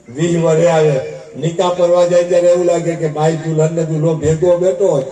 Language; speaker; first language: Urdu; non-native, local second language; Gujarati